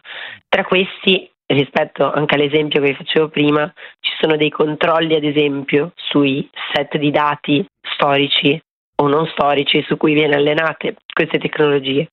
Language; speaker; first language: Italian; native; Italian